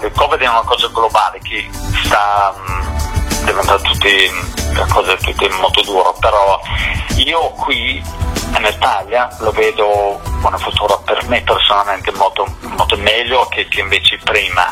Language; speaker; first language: Italian; non-native, fluent; English